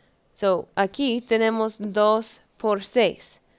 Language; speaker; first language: Spanish; early bilingual, heritage; Spanish